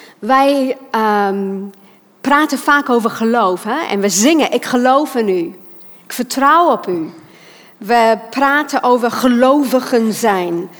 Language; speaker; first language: Dutch; non-native, fluent; English